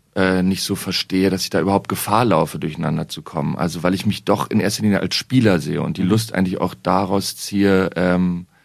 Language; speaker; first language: German; native; German